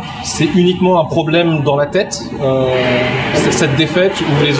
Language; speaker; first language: French; native; French